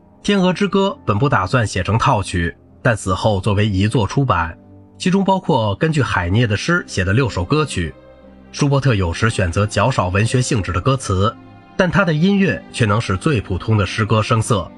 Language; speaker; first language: Chinese; native; Chinese